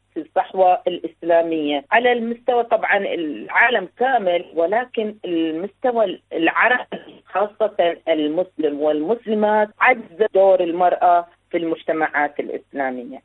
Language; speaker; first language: Arabic; native; Arabic